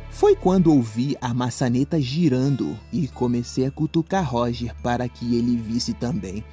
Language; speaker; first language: Portuguese; native; Portuguese